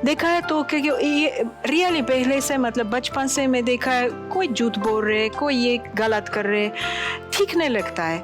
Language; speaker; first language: Hindi; non-native, learner; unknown